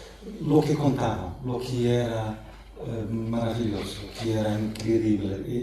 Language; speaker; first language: Spanish; non-native, fluent; Portuguese